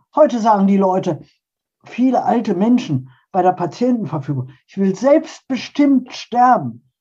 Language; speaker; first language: German; early bilingual, other home language; Polish